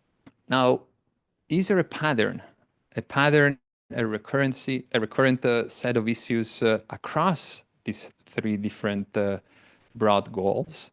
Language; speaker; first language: English; non-native, fluent; Italian